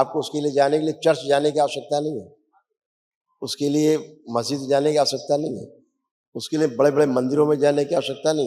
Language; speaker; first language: Hindi; native; Hindi